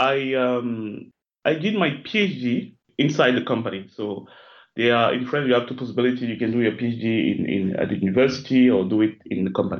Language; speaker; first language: English; non-native, local second language; French